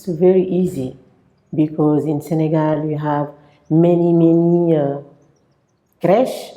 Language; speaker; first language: English; non-native, local second language; French